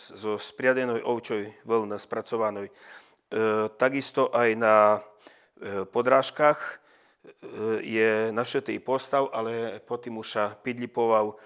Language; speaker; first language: Slovak; non-native, local second language; Rusyn